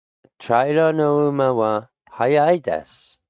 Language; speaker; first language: Japanese; non-native, learner; English